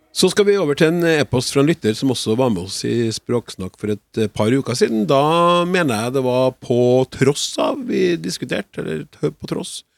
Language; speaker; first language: Norwegian; native; Norwegian